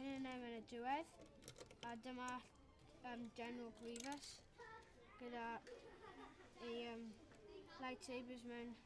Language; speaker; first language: Welsh; non-native, local second language; English